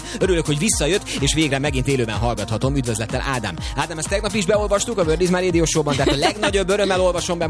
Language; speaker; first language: Hungarian; native; Hungarian